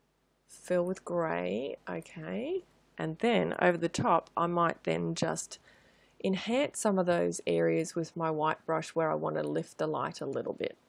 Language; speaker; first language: English; native; English